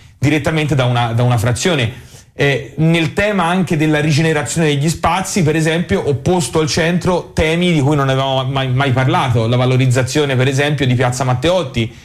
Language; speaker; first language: Italian; native; Italian